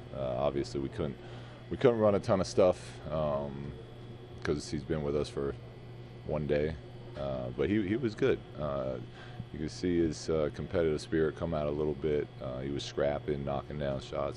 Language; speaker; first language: English; native; English